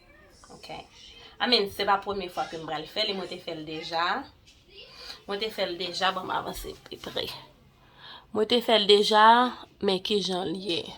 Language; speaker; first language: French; non-native, local second language; Haitian Creole